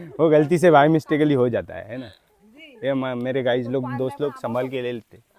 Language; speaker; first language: Hindi; non-native, local second language; Marathi